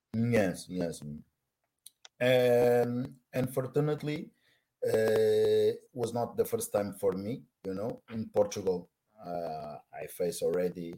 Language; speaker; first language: English; non-native, learner; Portuguese